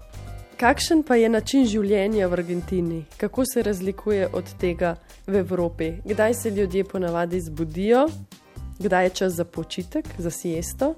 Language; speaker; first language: Slovenian; native; Slovenian